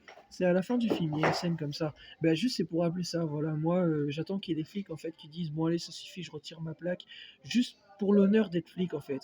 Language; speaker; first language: French; native; French